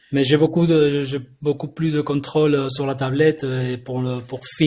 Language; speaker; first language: French; non-native, fluent; Spanish